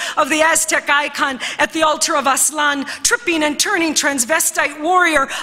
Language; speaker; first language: English; early bilingual, other home language; Spanish